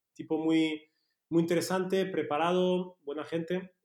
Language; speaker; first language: Spanish; non-native, fluent; French